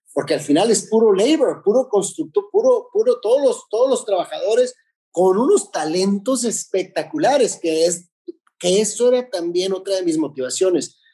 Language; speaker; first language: Spanish; native; Spanish